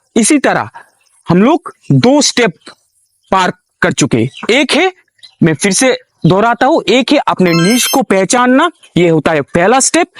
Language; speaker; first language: Hindi; non-native, local second language; Bangla